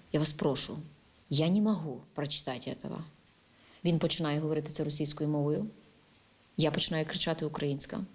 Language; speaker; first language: Ukrainian; native; Ukrainian